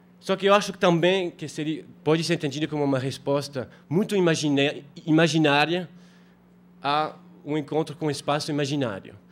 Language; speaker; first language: Portuguese; non-native, fluent; French